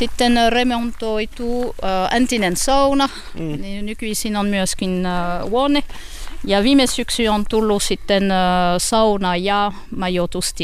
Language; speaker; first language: Finnish; non-native, learner; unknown